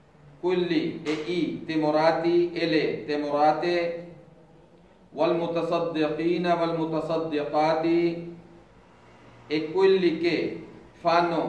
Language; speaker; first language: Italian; non-native, fluent; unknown